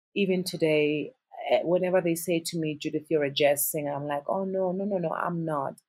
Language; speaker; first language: English; non-native, local second language; Northern Sotho